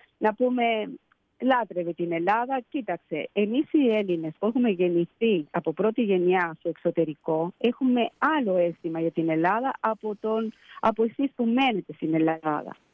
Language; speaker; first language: Greek; early bilingual, heritage; Spanish